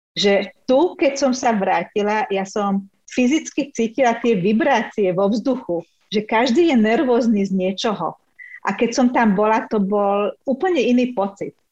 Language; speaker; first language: Slovak; non-native, local second language; Hungarian